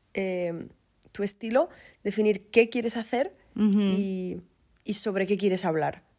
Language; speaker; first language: Spanish; native; Spanish